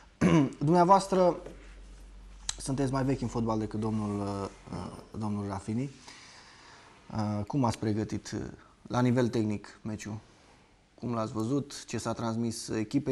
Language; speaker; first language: Romanian; native; Romanian